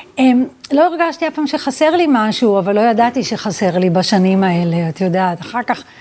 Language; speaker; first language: Hebrew; early bilingual, other home language; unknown